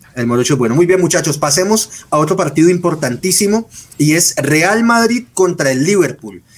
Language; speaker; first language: Spanish; native; Spanish